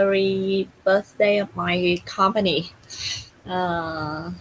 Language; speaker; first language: English; non-native, learner; Vietnamese